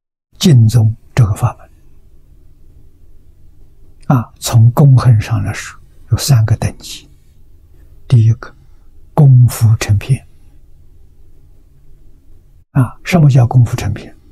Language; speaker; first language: Chinese; native; Chinese